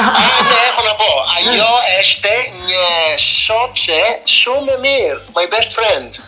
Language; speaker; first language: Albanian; non-native, learner; Greek